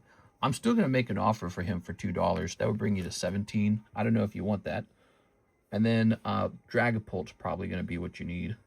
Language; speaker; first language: English; native; English